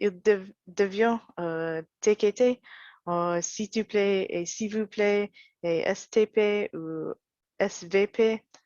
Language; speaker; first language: French; non-native, learner; English